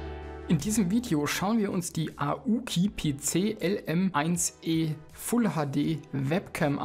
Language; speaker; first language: German; native; German